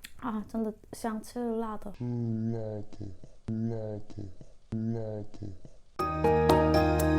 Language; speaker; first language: Chinese; non-native, fluent; Korean